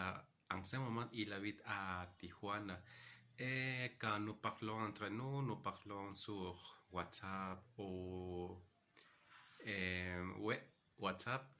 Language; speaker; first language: French; non-native, learner; Spanish